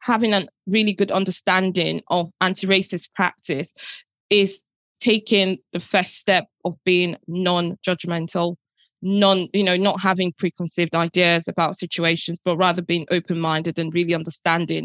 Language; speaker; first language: English; non-native, local second language; Yoruba